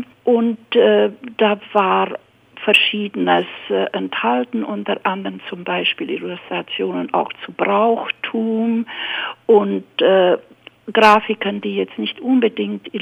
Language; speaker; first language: German; native; German